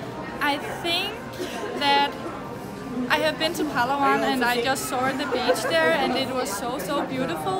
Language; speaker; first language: English; non-native, fluent; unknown